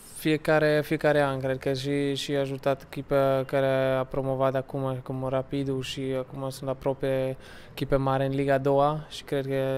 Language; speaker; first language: Romanian; non-native, learner; Slovak